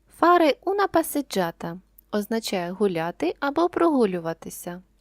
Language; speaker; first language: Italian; non-native, fluent; Ukrainian